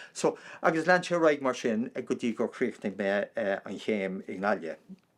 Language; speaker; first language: Irish; non-native, local second language; English